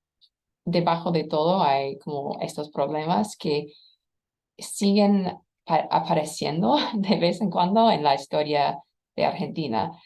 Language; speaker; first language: Spanish; non-native, fluent; English